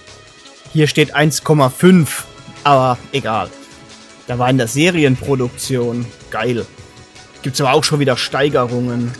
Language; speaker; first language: German; native; German